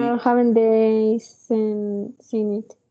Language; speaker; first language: English; non-native, learner; Spanish